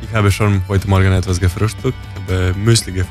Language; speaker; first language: German; non-native, learner; Croatian